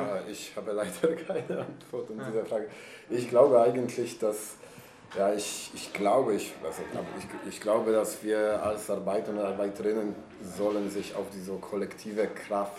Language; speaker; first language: German; non-native, learner; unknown